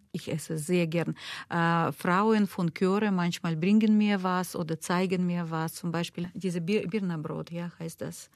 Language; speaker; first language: German; non-native, learner; Russian